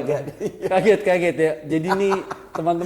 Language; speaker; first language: Indonesian; native; Indonesian